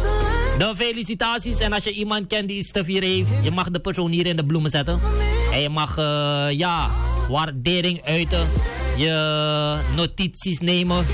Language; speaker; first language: Dutch; native; Dutch